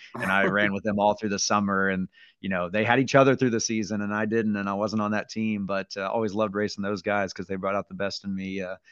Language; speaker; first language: English; native; English